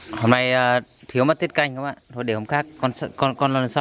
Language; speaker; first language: Vietnamese; native; Vietnamese